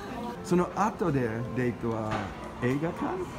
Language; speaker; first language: Japanese; non-native, learner; English